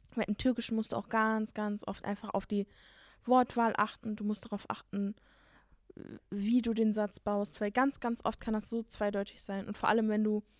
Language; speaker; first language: German; native; German